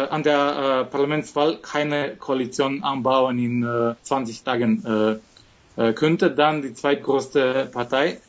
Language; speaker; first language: German; non-native, fluent; Macedonian